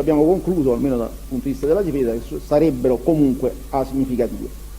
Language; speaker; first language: Italian; native; Italian